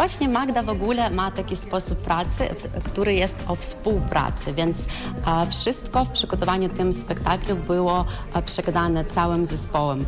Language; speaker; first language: Polish; non-native, fluent; Ukrainian